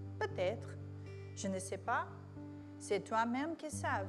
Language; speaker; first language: French; non-native, learner; Portuguese